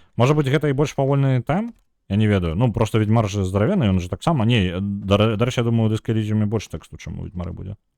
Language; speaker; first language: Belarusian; non-native, local second language; Russian